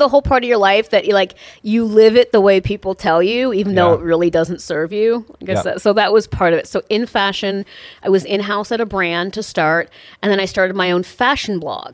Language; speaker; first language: English; native; English